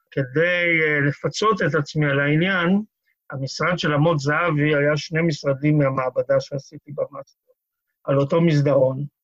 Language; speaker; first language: Hebrew; native; Hebrew